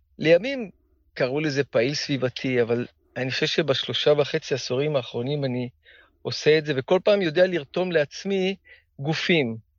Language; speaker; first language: Hebrew; early bilingual, heritage; Hebrew